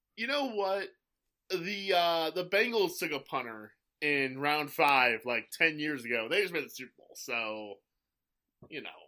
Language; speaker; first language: English; native; English